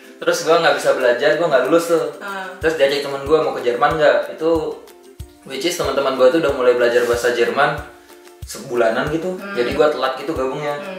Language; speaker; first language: Indonesian; native; Indonesian